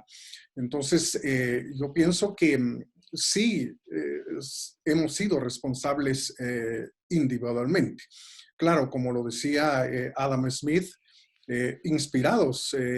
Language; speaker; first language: Spanish; native; Spanish